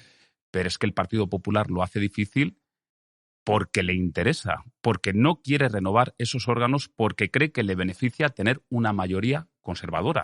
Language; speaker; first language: Spanish; native; Spanish